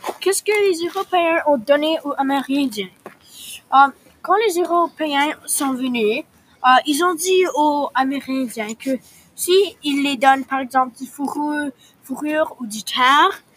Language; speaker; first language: French; non-native, local second language; English